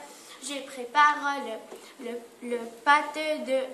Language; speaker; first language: French; non-native, learner; Arabic